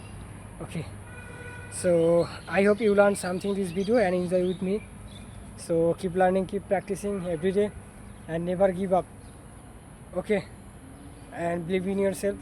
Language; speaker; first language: English; non-native, learner; Bangla